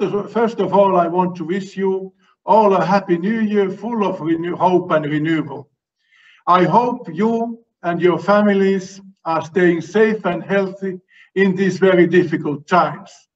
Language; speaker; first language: English; non-native, fluent; Finnish